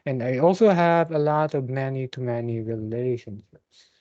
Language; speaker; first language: English; non-native, local second language; Filipino